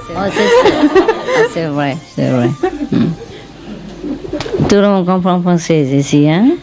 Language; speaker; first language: French; non-native, learner; Vietnamese